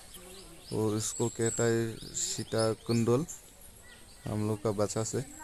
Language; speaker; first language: Hindi; non-native, local second language; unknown